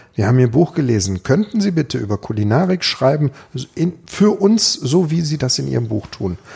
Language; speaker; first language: German; native; German